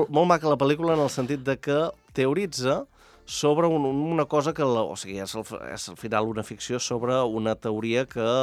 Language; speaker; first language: Catalan; native; Catalan